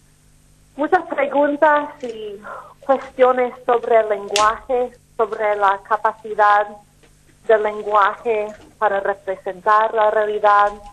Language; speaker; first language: Spanish; non-native, fluent; English